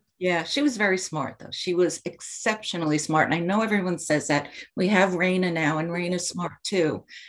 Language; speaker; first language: English; native; English